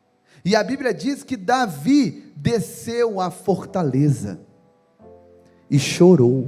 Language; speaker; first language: Portuguese; native; Portuguese